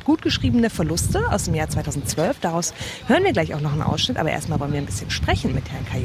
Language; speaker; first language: German; native; German